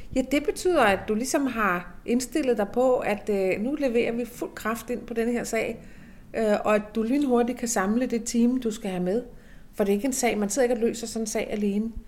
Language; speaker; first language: Danish; native; Danish